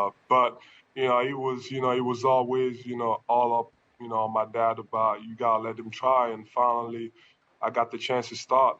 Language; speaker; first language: English; non-native, local second language; French